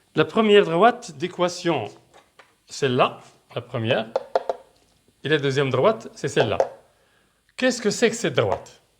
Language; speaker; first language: French; non-native, local second language; Arabic